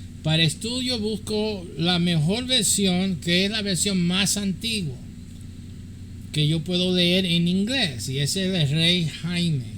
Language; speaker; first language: Spanish; early bilingual, heritage; English